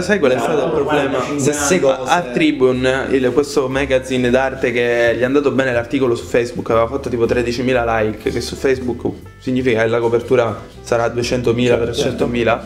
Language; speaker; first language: Italian; native; Italian